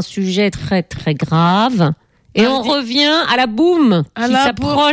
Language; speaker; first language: French; native; French